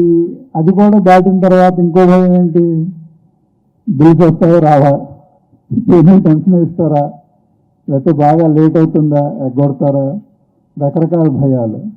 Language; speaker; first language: Telugu; native; Telugu